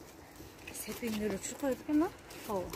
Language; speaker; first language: Russian; non-native, local second language; Kyrgyz